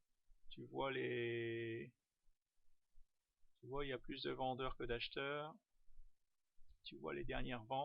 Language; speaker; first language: French; native; French